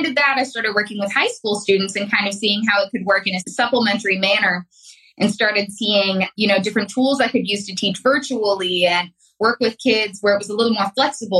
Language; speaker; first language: English; native; English